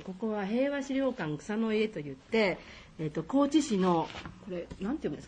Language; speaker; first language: Japanese; native; Japanese